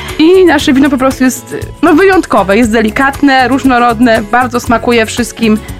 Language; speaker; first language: Polish; native; Polish